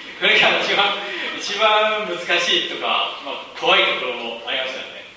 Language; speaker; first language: Japanese; non-native, fluent; Chinese